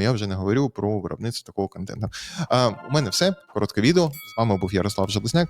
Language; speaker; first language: Ukrainian; native; Ukrainian